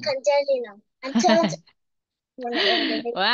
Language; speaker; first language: English; non-native, learner; Vietnamese